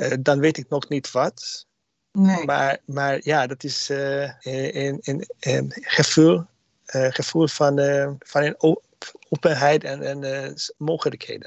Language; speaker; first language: Dutch; non-native, learner; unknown